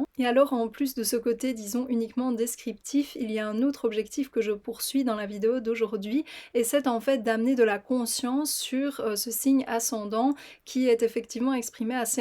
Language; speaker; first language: French; native; French